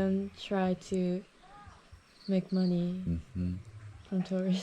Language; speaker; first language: English; non-native, fluent; Japanese